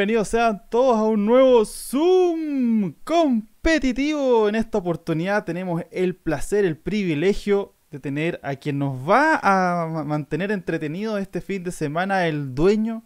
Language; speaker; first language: Spanish; native; Spanish